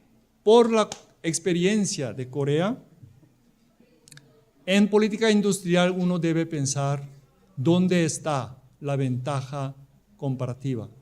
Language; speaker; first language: Spanish; non-native, fluent; Korean